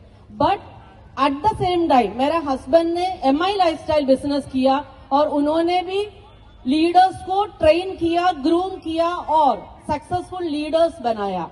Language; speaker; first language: Hindi; non-native, local second language; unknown